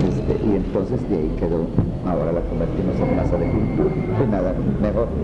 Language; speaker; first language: Spanish; native; Spanish